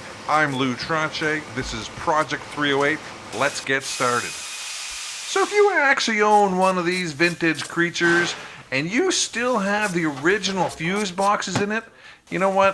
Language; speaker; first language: English; native; English